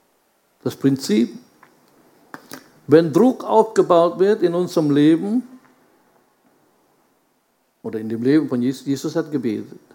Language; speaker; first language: German; non-native, fluent; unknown